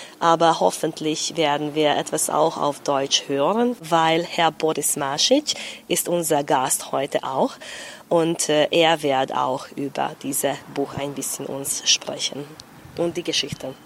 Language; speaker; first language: German; non-native, local second language; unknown